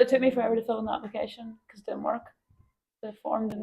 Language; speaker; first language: English; native; English